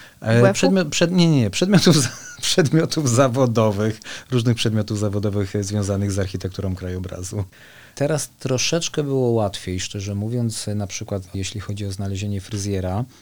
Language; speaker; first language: Polish; native; Polish